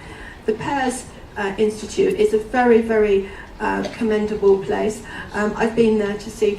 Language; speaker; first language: English; native; English